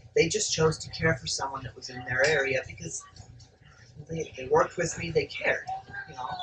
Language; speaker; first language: English; native; English